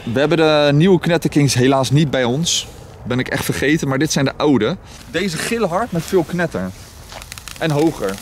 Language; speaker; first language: Dutch; native; Dutch